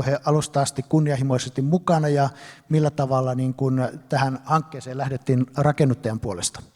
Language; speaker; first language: Finnish; native; Finnish